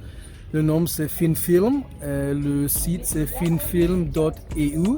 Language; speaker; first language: French; non-native, fluent; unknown